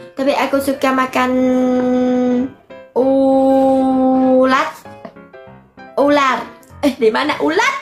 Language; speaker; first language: Indonesian; non-native, learner; Vietnamese